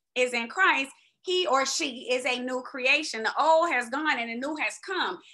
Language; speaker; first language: English; native; English